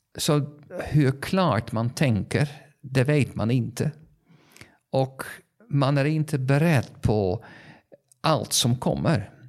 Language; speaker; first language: Swedish; non-native, fluent; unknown